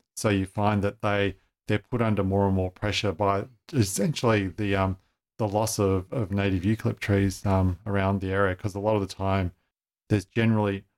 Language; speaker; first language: English; native; English